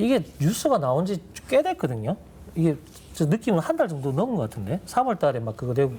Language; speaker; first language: Korean; native; Korean